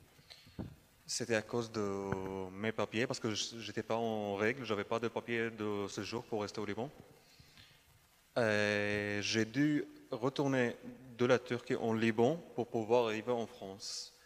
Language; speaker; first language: French; non-native, fluent; Arabic